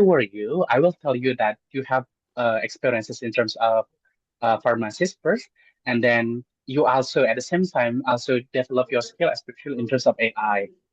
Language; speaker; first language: English; non-native, fluent; Indonesian